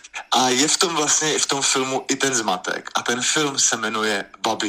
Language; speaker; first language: Czech; native; Czech